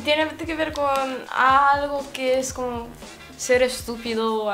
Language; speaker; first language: Spanish; non-native, fluent; Romanian